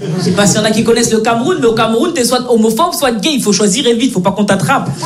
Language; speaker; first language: French; native; French